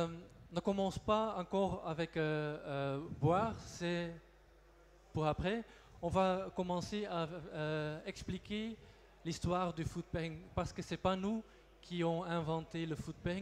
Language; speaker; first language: French; non-native, local second language; Dutch